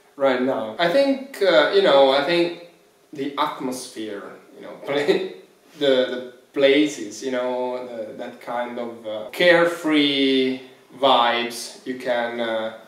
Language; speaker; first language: English; non-native, fluent; Italian